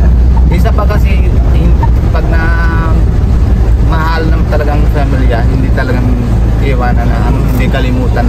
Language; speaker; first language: Filipino; non-native, learner; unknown